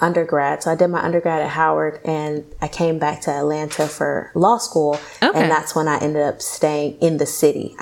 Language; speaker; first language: English; native; English